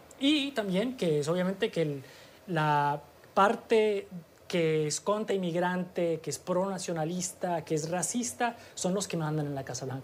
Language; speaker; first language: Spanish; early bilingual, heritage; Spanish